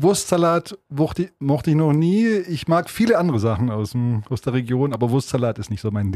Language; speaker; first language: German; native; German